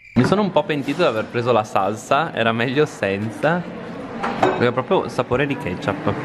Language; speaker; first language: Italian; native; Italian